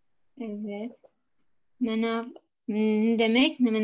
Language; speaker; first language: Turkish; non-native, learner; Arabic